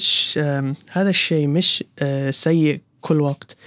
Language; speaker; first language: Arabic; non-native, learner; English